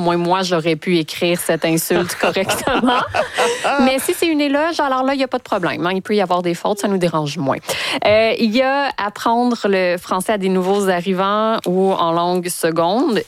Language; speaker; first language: French; native; French